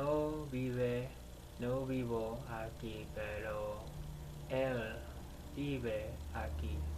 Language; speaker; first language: Spanish; non-native, learner; English